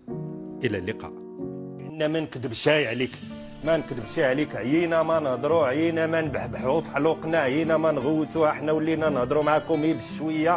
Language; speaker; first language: Arabic; native; Arabic